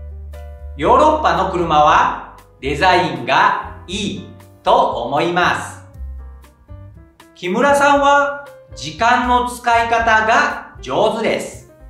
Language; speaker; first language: Japanese; non-native, fluent; Indonesian